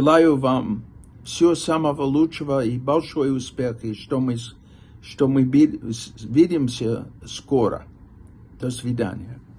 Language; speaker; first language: Russian; non-native, fluent; English